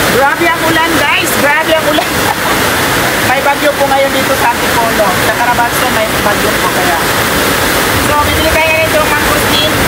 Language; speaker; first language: Filipino; native; Filipino